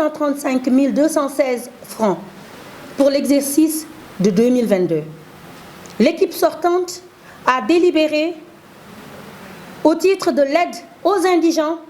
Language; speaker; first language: French; non-native, local second language; Wolof